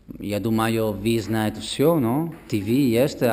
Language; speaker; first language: Russian; non-native, learner; Italian